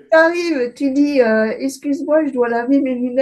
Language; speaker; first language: French; native; French